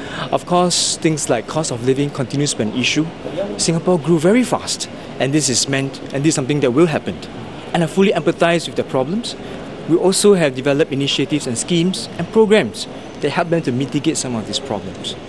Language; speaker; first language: English; non-native, local second language; Chinese